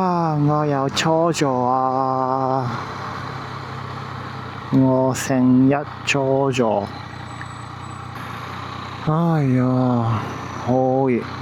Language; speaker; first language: Chinese; non-native, learner; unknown